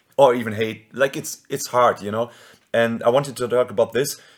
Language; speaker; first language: English; non-native, fluent; German